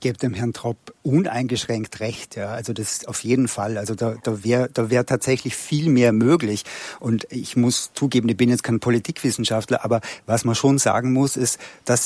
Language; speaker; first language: German; native; German